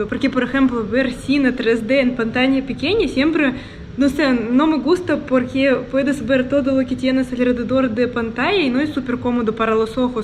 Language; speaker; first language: Spanish; non-native, learner; Russian